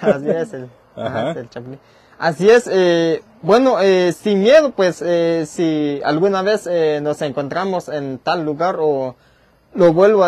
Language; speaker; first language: Spanish; non-native, local second language; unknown